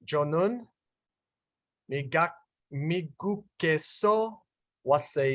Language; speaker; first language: Korean; non-native, learner; English